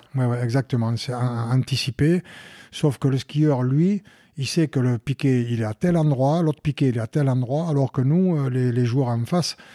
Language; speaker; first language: French; native; French